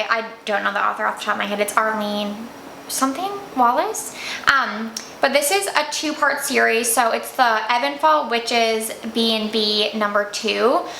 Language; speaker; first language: English; native; English